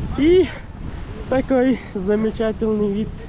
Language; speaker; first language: Russian; non-native, learner; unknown